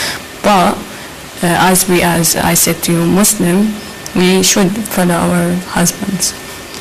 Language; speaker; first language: English; non-native, learner; Arabic